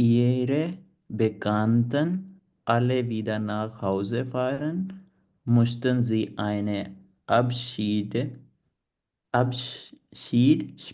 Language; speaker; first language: German; non-native, learner; Punjabi